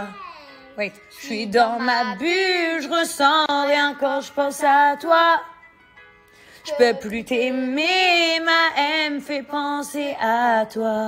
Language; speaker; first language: French; native; French